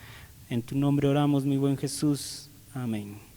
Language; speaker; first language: Spanish; native; Spanish